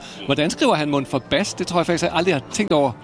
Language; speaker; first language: Danish; native; Danish